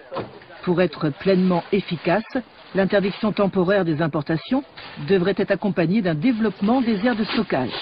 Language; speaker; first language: French; native; French